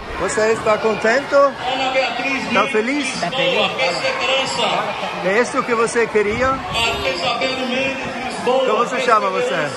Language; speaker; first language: Portuguese; non-native, fluent; Norwegian